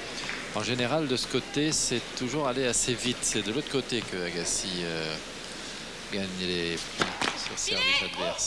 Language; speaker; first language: French; native; French